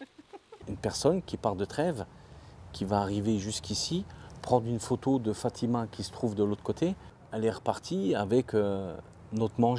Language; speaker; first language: French; native; French